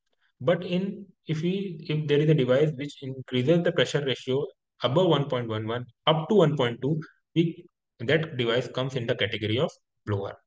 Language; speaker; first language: English; non-native, local second language; Hindi